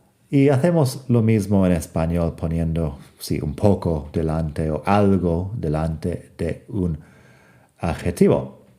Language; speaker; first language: Spanish; non-native, fluent; English